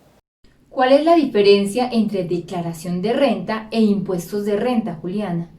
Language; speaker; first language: Spanish; native; Spanish